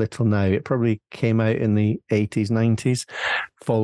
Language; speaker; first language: English; native; English